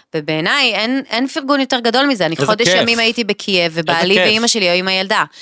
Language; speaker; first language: Hebrew; native; Hebrew